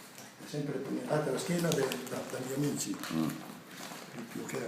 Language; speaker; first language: Italian; native; Italian